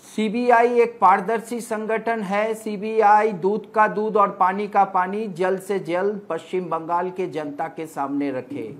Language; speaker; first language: Hindi; non-native, local second language; Bangla